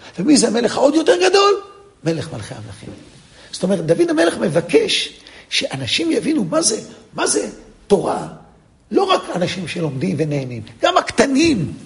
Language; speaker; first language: Hebrew; non-native, fluent; English